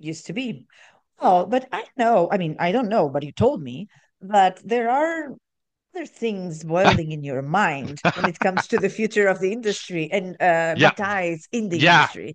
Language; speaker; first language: English; non-native, fluent; Portuguese